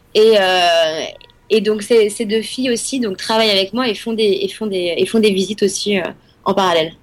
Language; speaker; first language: French; native; French